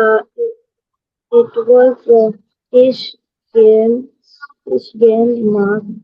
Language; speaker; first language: German; non-native, learner; Hindi